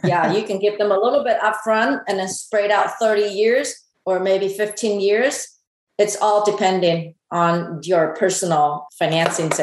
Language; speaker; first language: English; non-native, fluent; Chinese